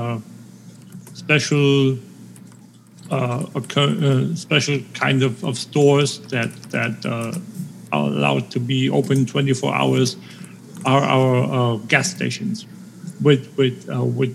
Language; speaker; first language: English; non-native, fluent; German